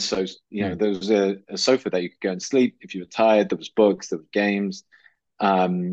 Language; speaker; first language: English; native; English